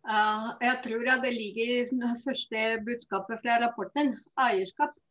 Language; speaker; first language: Norwegian; non-native, fluent; Spanish